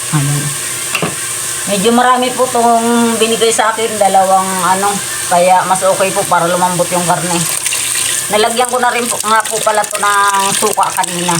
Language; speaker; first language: Filipino; non-native, local second language; Bikol